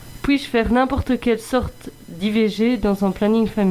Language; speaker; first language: French; native; French